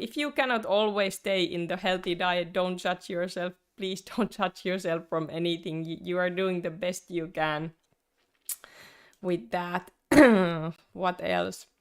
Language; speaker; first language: English; non-native, fluent; Finnish